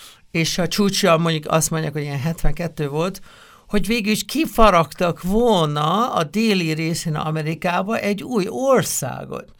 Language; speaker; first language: Hungarian; non-native, fluent; English